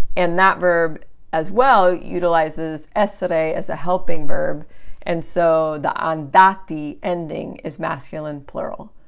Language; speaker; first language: English; native; English